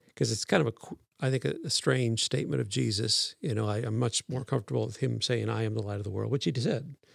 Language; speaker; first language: English; native; English